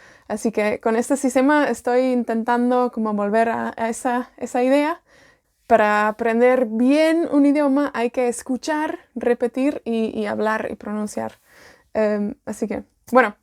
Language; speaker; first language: Spanish; non-native, fluent; Welsh